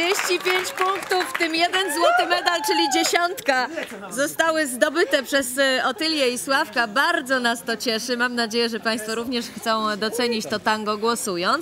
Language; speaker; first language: Polish; native; Polish